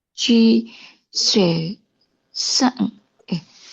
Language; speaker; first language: Chinese; non-native, learner; Indonesian